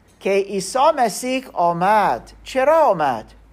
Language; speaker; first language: Persian; non-native, learner; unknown